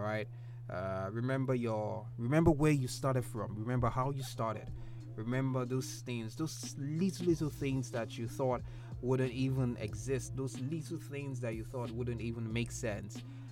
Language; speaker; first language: English; non-native, local second language; Yoruba